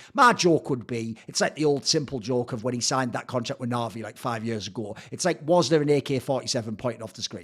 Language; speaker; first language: English; native; English